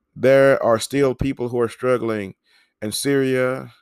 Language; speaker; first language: English; native; English